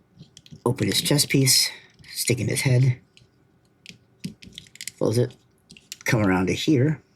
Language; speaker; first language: English; native; English